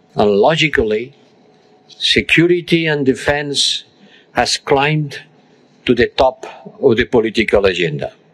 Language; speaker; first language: English; non-native, fluent; Spanish